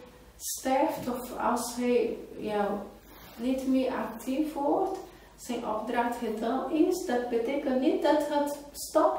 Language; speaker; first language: Dutch; non-native, fluent; Portuguese